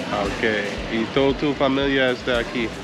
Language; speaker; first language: Spanish; non-native, learner; English